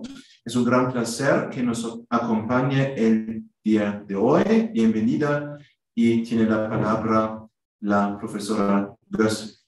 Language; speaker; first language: Spanish; non-native, fluent; German